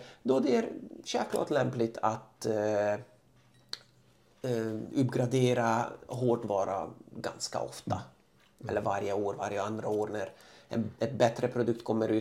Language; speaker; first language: Swedish; non-native, fluent; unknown